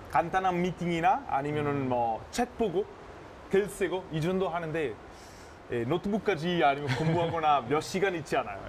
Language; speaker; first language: Korean; non-native, fluent; Italian